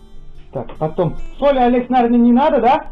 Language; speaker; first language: Russian; native; Russian